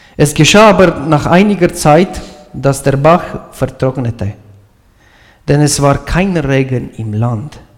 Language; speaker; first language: German; non-native, fluent; Romanian